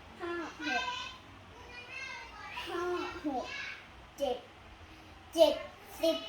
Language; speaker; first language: Thai; native; Thai